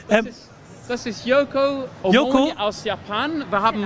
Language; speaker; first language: German; non-native, fluent; English